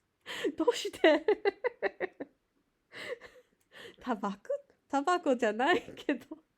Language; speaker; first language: Japanese; non-native, learner; English